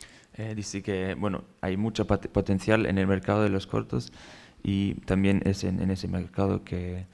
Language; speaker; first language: Spanish; non-native, fluent; German